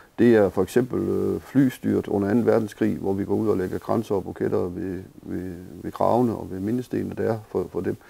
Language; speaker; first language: Danish; native; Danish